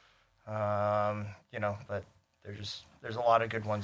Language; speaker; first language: English; native; English